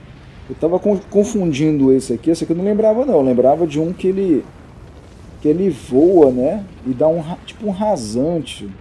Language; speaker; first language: Portuguese; native; Portuguese